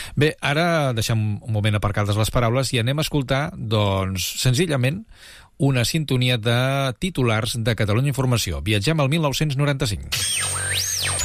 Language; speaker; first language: Catalan; native; Catalan